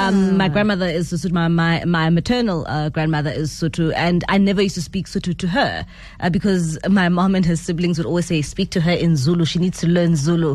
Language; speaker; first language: English; non-native, local second language; Zulu